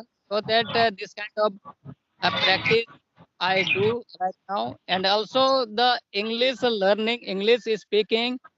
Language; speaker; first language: English; non-native, learner; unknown